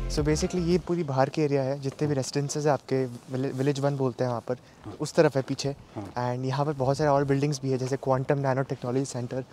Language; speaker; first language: Hindi; non-native, local second language; Bangla